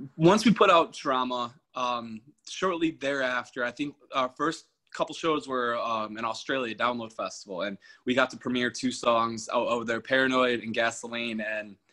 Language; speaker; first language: English; native; English